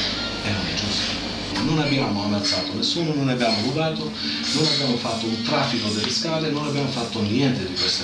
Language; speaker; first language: Italian; non-native, fluent; Albanian